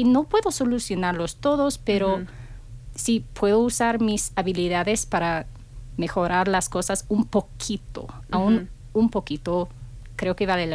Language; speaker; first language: Spanish; non-native, fluent; English